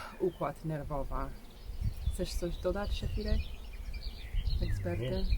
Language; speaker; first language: Polish; non-native, learner; English